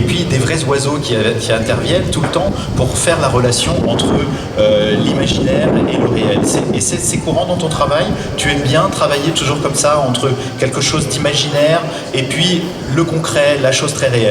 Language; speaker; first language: French; native; French